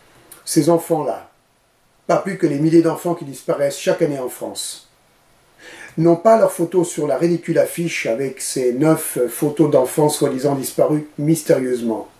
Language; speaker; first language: French; native; French